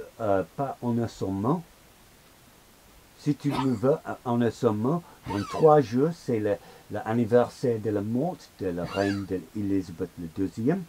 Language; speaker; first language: French; non-native, learner; English